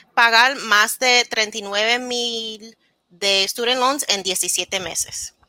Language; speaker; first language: Spanish; early bilingual, heritage; Spanish